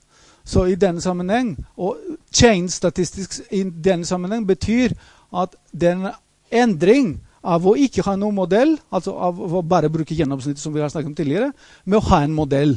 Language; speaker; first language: Norwegian; non-native, fluent; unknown